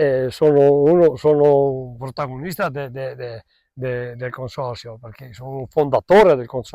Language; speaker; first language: Italian; non-native, local second language; Venetian